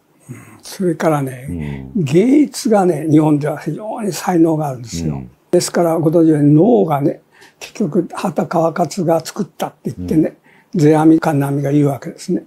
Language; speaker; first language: Japanese; native; Japanese